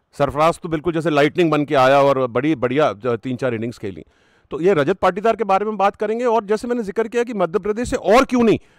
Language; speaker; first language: Hindi; native; Hindi